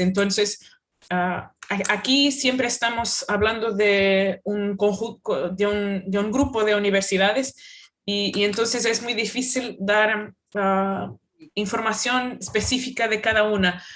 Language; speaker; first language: Spanish; non-native, fluent; Portuguese